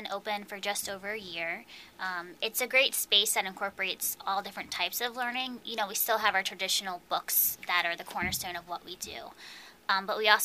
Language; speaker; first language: English; native; English